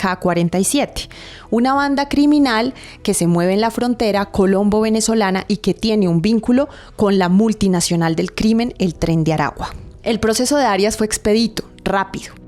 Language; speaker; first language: Spanish; native; Spanish